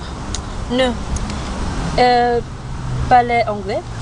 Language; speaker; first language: French; non-native, learner; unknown